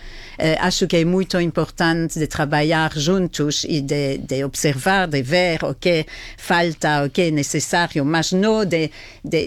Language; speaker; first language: Portuguese; non-native, learner; French